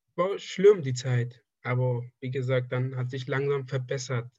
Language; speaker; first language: German; non-native, fluent; Persian